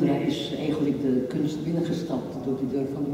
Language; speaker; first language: Dutch; non-native, fluent; Czech